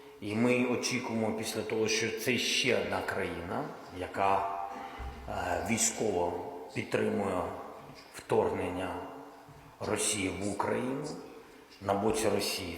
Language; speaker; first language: Ukrainian; non-native, local second language; Russian